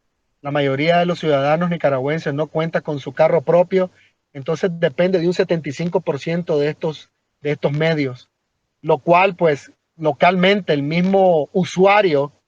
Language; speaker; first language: Spanish; native; Spanish